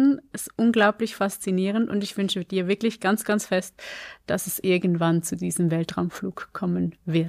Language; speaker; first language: German; native; German